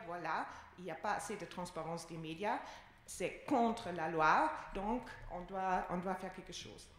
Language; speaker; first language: French; non-native, fluent; German